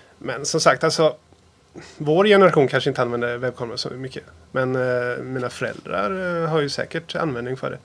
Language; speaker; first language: Swedish; native; Swedish